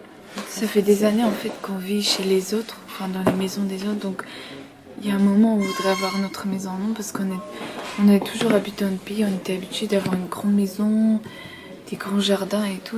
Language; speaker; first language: French; early bilingual, other home language; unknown